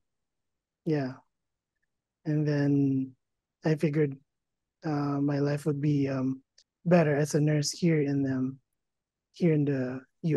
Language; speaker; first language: English; non-native, local second language; Filipino